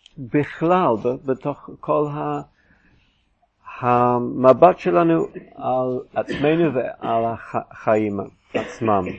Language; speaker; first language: Hebrew; non-native, fluent; English